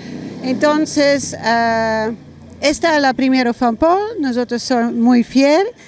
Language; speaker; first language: Spanish; non-native, learner; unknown